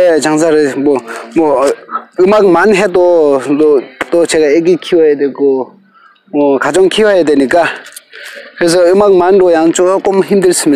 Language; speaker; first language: Korean; non-native, fluent; Tibetan